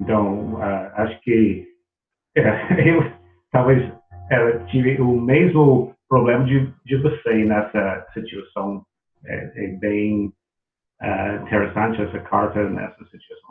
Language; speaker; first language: Portuguese; non-native, learner; English